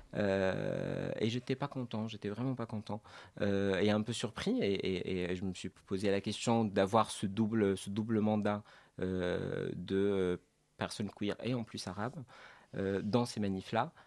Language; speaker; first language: French; non-native, local second language; Arabic